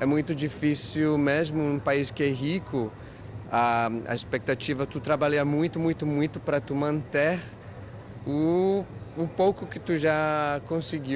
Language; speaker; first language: Portuguese; non-native, fluent; English